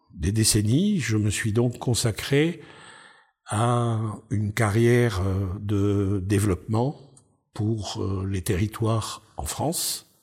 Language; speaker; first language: French; native; French